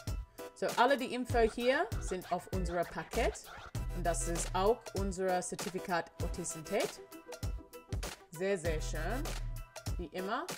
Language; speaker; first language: German; non-native, learner; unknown